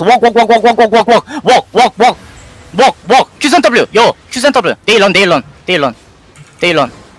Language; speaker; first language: English; non-native, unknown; Korean